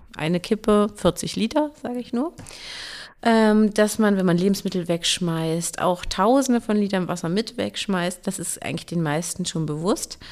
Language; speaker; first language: German; native; German